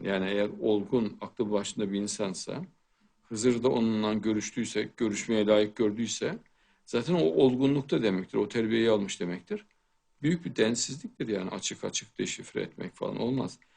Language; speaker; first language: Turkish; native; Turkish